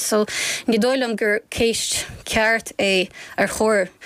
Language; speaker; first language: Irish; non-native, fluent; Ukrainian